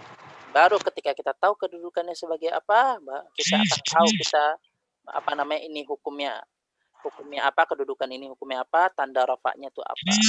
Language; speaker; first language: Indonesian; native; Indonesian